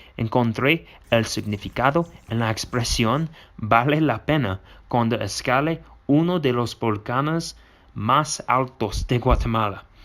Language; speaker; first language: Spanish; non-native, learner; English